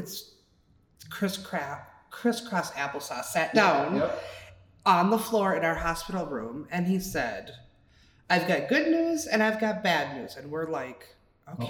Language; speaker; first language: English; native; English